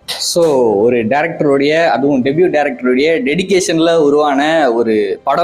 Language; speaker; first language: Tamil; native; Tamil